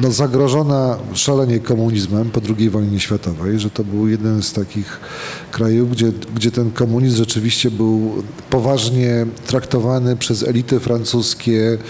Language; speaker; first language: Polish; native; Polish